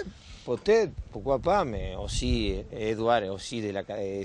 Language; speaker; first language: French; non-native, learner; Spanish